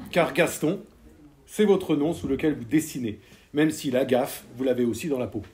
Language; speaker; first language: French; native; French